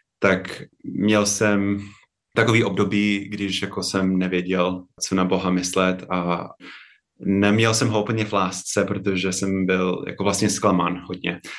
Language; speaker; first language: Czech; non-native, fluent; English